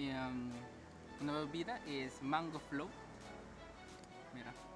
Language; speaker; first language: Spanish; non-native, learner; Filipino